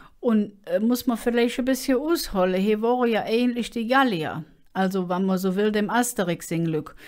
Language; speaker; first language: German; native; German